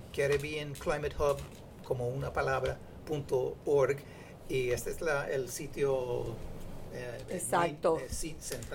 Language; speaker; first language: Spanish; non-native, fluent; English